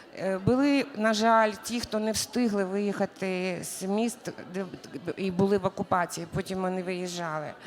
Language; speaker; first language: Ukrainian; native; Ukrainian